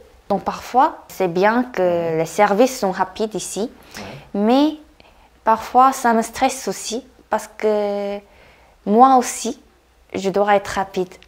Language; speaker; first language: French; non-native, fluent; Korean